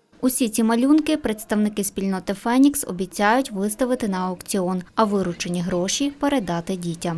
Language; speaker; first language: Ukrainian; native; Ukrainian